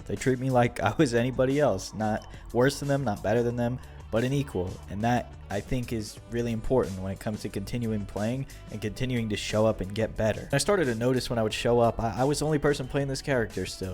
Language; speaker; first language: English; native; English